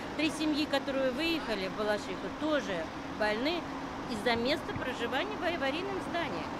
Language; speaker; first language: Russian; native; Russian